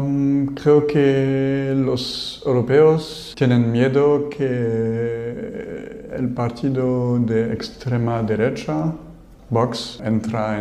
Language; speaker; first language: Spanish; non-native, learner; French